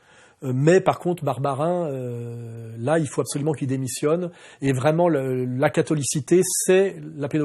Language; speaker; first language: French; native; French